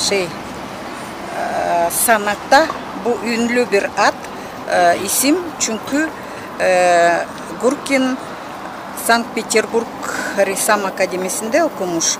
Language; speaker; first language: Turkish; non-native, learner; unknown